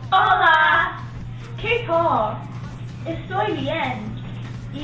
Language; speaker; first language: Spanish; non-native, learner; English